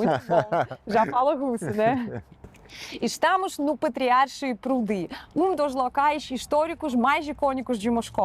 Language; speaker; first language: Portuguese; non-native, fluent; Russian